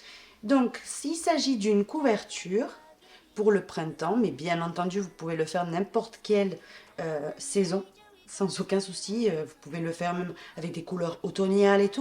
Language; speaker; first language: French; native; French